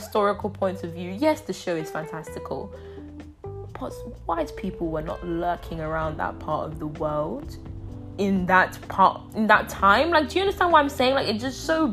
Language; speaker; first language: English; non-native, local second language; Yoruba